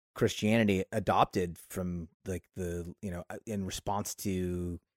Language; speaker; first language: English; native; English